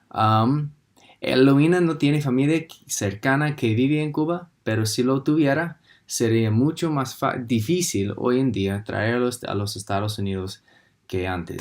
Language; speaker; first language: Spanish; non-native, fluent; English